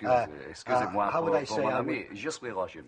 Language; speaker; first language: French; non-native, learner; English